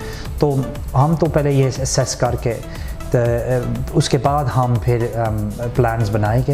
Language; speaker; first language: Hindi; early bilingual, heritage; Hindi